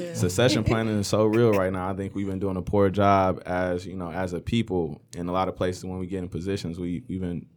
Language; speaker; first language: English; native; English